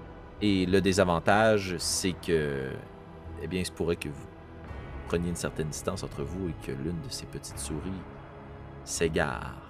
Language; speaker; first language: French; native; French